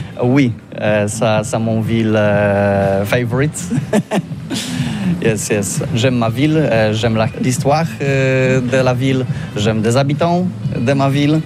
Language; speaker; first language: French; non-native, learner; Polish